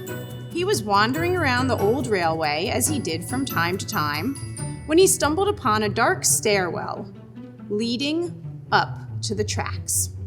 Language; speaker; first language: English; native; English